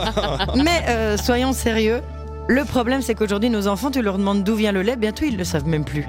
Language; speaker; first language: French; native; French